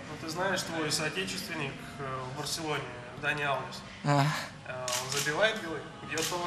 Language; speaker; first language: Russian; native; Russian